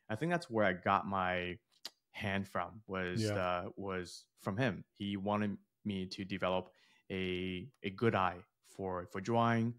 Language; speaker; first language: English; early bilingual, other home language; Chinese